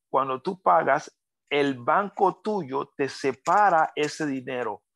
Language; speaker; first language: Spanish; native; Spanish